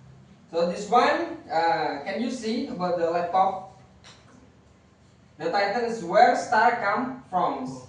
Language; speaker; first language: English; non-native, learner; Indonesian